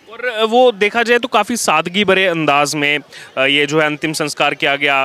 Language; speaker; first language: Hindi; native; Hindi